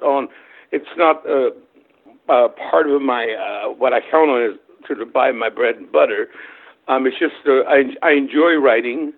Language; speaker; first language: English; early bilingual, other home language; German